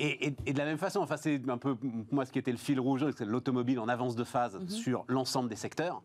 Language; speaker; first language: French; native; French